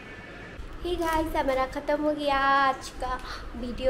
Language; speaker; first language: Hindi; non-native, local second language; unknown